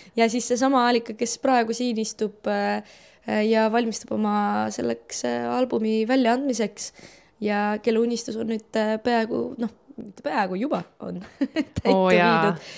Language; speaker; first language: Estonian; non-native, local second language; Russian